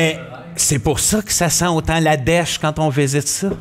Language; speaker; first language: French; native; French